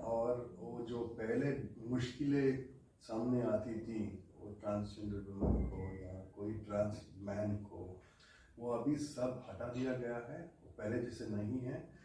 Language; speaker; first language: Hindi; non-native, local second language; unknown